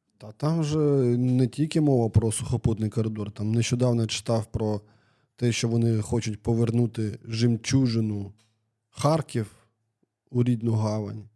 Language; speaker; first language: Ukrainian; non-native, local second language; Russian